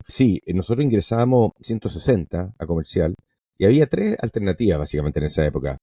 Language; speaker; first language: Spanish; non-native, local second language; English